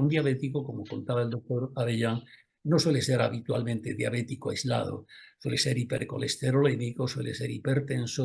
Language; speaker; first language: Spanish; native; Spanish